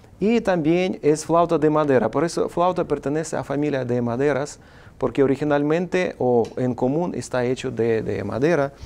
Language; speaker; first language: Spanish; non-native, fluent; Russian